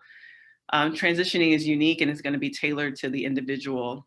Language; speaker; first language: English; native; English